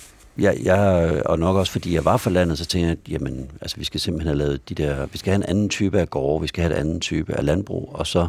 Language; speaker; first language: Danish; native; Danish